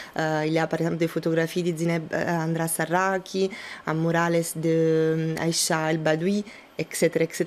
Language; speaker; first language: French; non-native, fluent; Italian